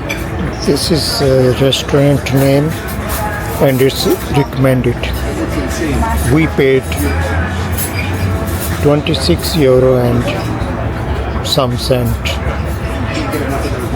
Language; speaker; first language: English; non-native, fluent; Urdu